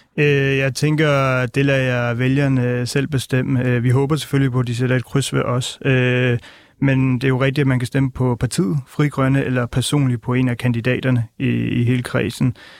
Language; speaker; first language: Danish; early bilingual, other home language; Punjabi